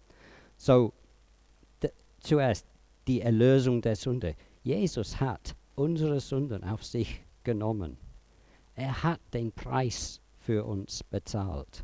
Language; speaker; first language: German; non-native, fluent; English